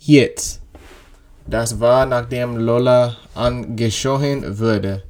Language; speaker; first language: German; non-native, learner; English